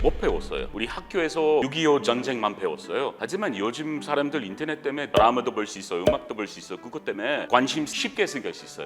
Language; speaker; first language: Korean; non-native, learner; English